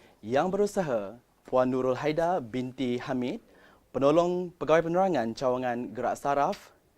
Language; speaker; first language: Malay; native; Malay